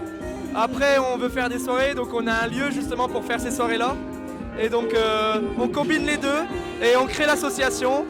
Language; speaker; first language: French; native; French